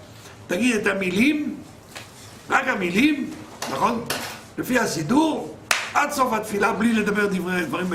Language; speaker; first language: Hebrew; non-native, fluent; French